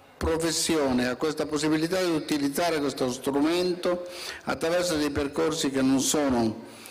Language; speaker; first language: Italian; native; Italian